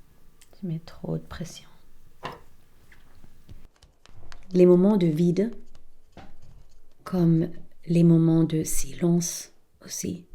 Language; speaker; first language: French; non-native, fluent; German